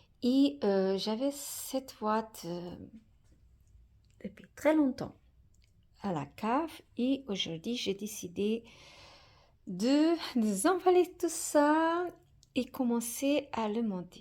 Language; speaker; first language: French; non-native, fluent; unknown